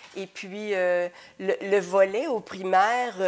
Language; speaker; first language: French; native; French